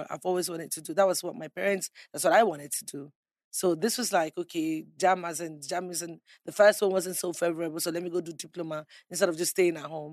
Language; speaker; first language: English; non-native, local second language; Ibibio